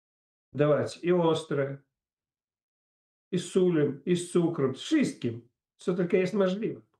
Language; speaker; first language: Polish; non-native, fluent; Russian